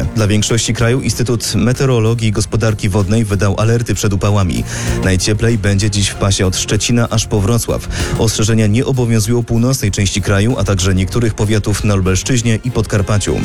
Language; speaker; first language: Polish; native; Polish